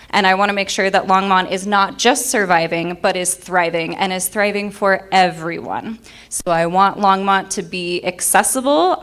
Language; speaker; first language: English; native; English